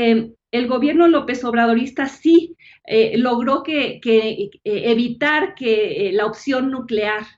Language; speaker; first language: Spanish; native; Spanish